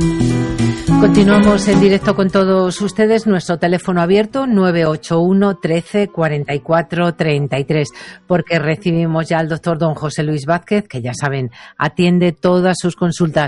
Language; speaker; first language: Spanish; native; Spanish